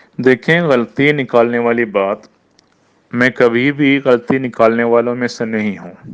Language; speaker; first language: Urdu; non-native, fluent; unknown